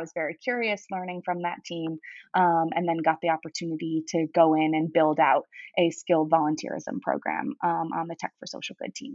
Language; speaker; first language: English; native; English